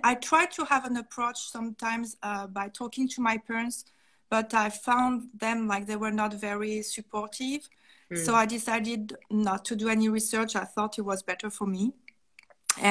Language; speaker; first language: English; non-native, fluent; French